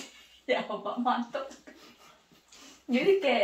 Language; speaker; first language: Korean; non-native, learner; Vietnamese